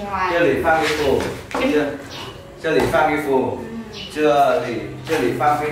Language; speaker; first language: Chinese; non-native, learner; Vietnamese